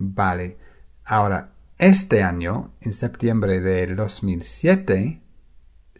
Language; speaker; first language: Spanish; non-native, fluent; English